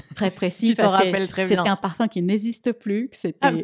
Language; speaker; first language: French; non-native, fluent; Portuguese